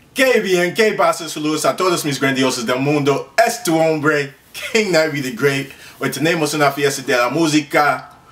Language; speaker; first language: Spanish; non-native, learner; English